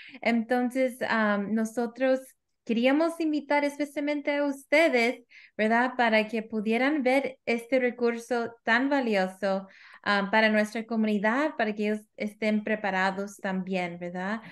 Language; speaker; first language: Spanish; early bilingual, heritage; Spanish